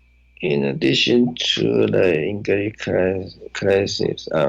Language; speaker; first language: English; non-native, learner; Chinese